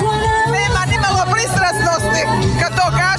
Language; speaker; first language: Serbian; native; Serbian